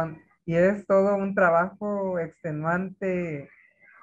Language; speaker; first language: Spanish; native; Spanish